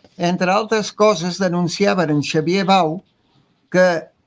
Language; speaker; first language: Spanish; non-native, local second language; Catalan